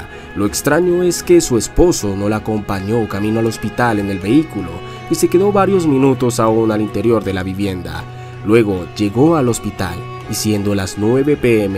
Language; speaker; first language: Spanish; native; Spanish